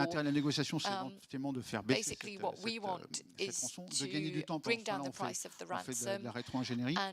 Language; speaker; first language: French; native; French